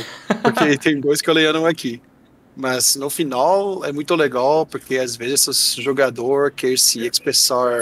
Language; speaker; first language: Portuguese; non-native, fluent; French